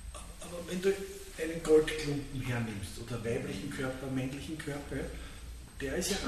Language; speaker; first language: German; native; German